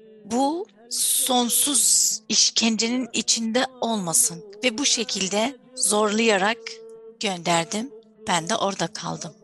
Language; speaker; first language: Turkish; non-native, fluent; Arabic